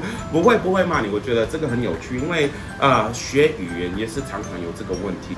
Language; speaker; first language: Chinese; non-native, fluent; English